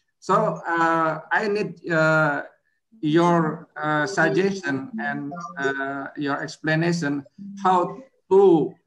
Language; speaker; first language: English; non-native, learner; Indonesian